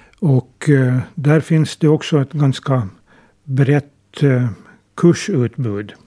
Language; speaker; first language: Swedish; native; Swedish